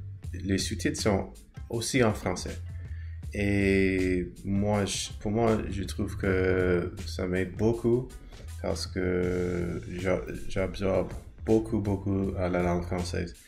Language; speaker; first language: French; non-native, learner; English